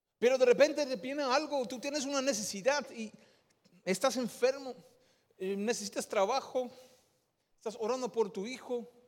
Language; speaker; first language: Spanish; non-native, fluent; Dutch